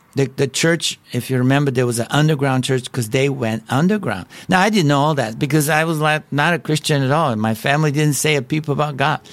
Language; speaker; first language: English; non-native, fluent; Bulgarian